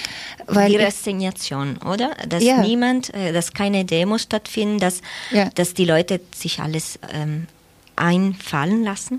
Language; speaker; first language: German; non-native, fluent; Italian